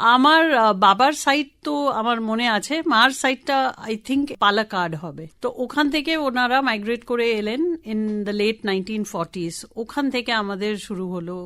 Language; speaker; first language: Bangla; non-native, local second language; Tamil